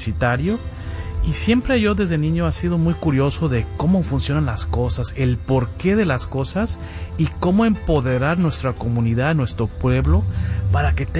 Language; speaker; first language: Spanish; early bilingual, heritage; Spanish